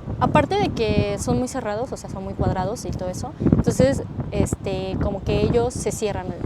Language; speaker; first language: Spanish; native; Spanish